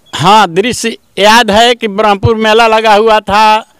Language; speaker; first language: Hindi; native; Hindi